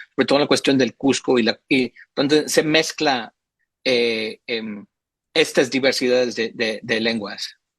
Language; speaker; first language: Spanish; early bilingual, heritage; Spanish